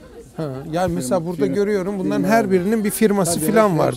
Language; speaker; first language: Turkish; native; Turkish